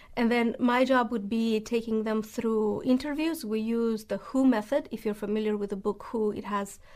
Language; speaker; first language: English; non-native, fluent; Romanian